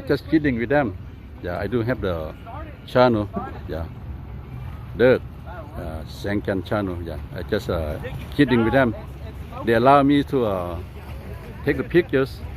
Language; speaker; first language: English; non-native, fluent; Lao